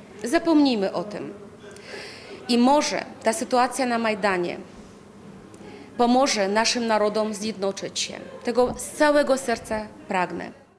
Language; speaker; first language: Polish; non-native, fluent; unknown